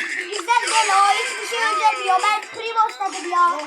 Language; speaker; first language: Turkish; early bilingual, other home language; Arabic